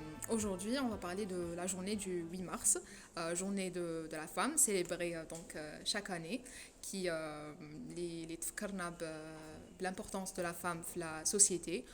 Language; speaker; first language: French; non-native, local second language; Arabic